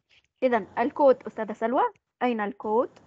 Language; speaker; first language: Arabic; native; Arabic